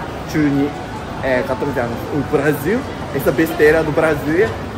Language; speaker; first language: Portuguese; non-native, fluent; Japanese